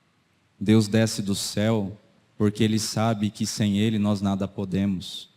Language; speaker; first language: Portuguese; native; Portuguese